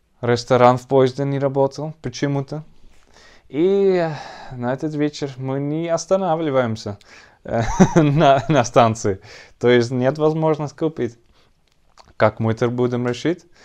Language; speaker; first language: Russian; non-native, learner; Dutch